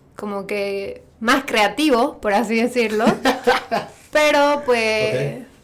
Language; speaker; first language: Spanish; native; Spanish